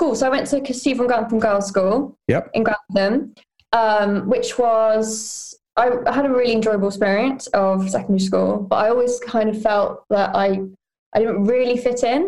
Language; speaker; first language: English; native; English